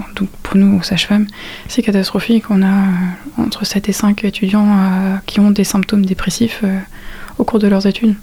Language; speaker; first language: French; native; French